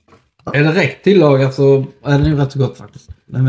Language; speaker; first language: Swedish; native; Swedish